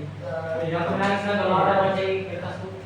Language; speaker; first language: Indonesian; native; Indonesian